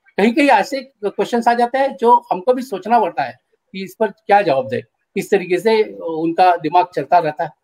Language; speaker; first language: Hindi; non-native, local second language; Marathi